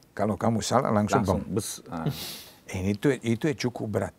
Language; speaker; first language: Indonesian; non-native, fluent; Serbian